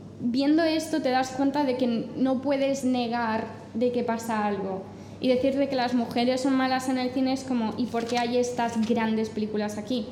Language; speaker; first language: Spanish; non-native, fluent; English